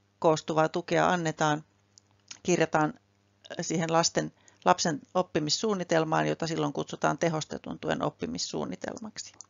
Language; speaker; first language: Finnish; native; Finnish